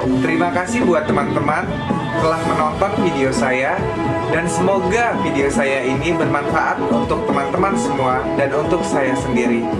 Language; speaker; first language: Indonesian; native; Indonesian